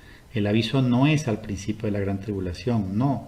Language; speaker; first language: Spanish; native; Spanish